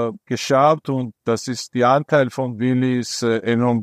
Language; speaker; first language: German; non-native, fluent; Georgian